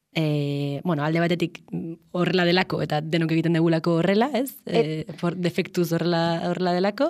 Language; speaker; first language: Basque; native; Basque